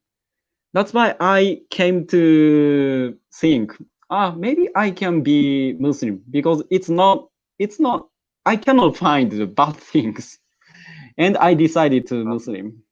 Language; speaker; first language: English; non-native, learner; Japanese